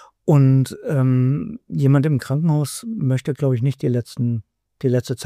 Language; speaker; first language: German; native; German